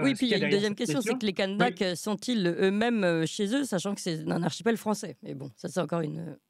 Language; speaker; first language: French; native; French